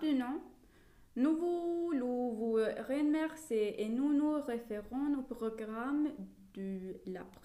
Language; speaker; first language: French; non-native, learner; Swedish